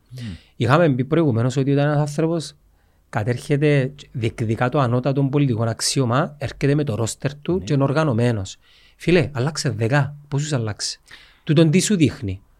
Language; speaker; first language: Greek; native; Greek